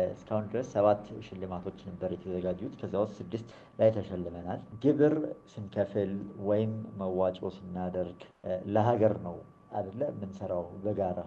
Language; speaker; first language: Amharic; early bilingual, other home language; Gujarati